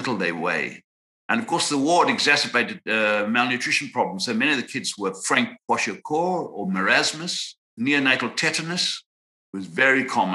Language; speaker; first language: English; native; English